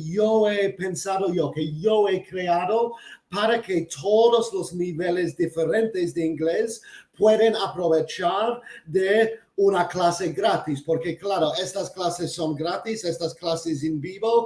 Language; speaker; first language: Spanish; non-native, fluent; English